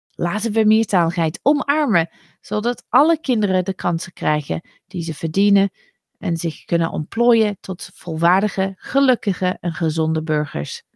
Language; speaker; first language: Dutch; non-native, fluent; English